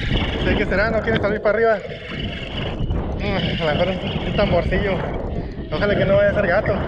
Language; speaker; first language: Spanish; native; Spanish